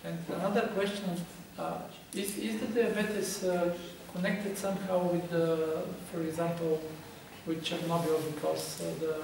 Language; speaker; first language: English; non-native, learner; Bulgarian